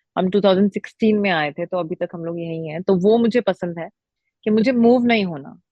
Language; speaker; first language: Hindi; native; Hindi